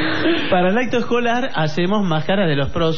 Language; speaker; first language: Spanish; native; Spanish